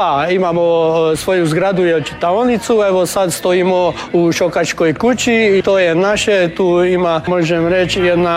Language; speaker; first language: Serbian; early bilingual, heritage; Croatian